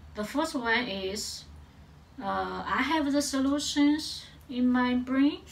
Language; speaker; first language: English; non-native, learner; Chinese